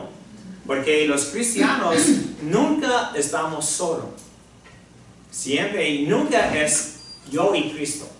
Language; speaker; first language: Spanish; non-native, fluent; English